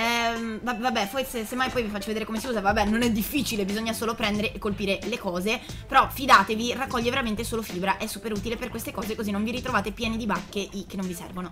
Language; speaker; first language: Italian; native; Italian